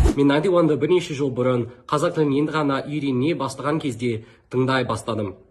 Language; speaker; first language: Kazakh; non-native, fluent; English